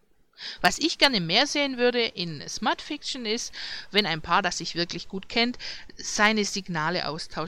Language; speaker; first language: German; native; German